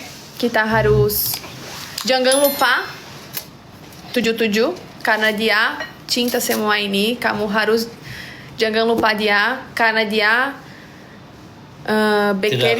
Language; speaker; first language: Indonesian; non-native, learner; Portuguese